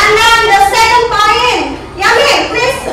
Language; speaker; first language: English; non-native, learner; Indonesian